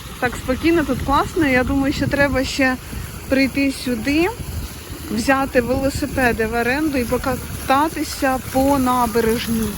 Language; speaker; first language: Ukrainian; non-native, local second language; Russian